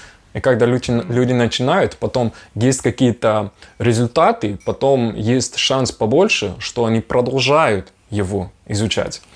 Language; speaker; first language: Russian; non-native, fluent; Dutch